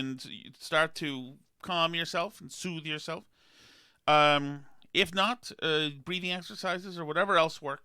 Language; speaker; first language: English; native; English